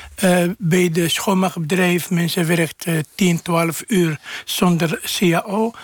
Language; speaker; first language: Dutch; non-native, fluent; Arabic